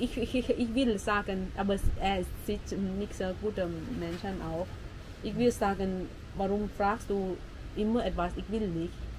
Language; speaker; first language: German; non-native, learner; Thai